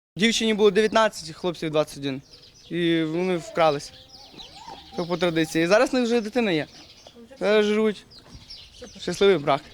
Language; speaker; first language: Ukrainian; non-native, local second language; Romany